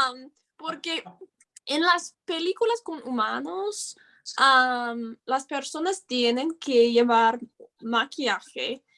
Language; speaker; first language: Spanish; non-native, learner; English